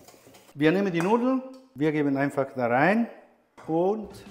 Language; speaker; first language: German; non-native, fluent; Italian